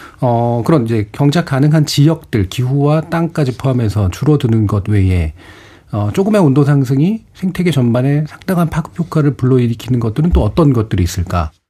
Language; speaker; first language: Korean; native; Korean